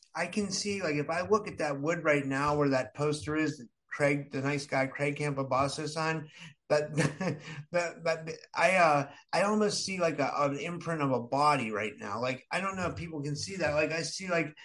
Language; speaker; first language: English; early bilingual, other home language; Arabic